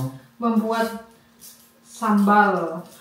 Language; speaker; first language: French; non-native, learner; Indonesian